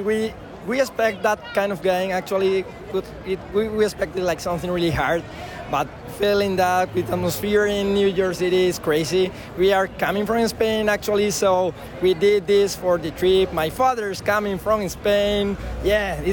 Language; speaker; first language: English; non-native, fluent; Spanish